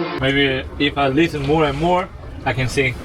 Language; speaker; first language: English; non-native, learner; Korean